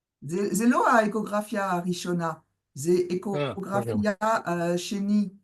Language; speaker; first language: Hebrew; non-native, learner; French